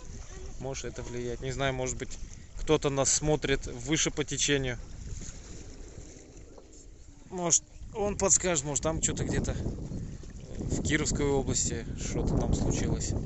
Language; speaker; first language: Russian; native; Russian